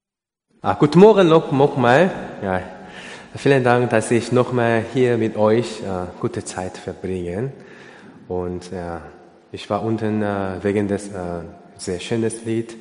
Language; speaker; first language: German; non-native, learner; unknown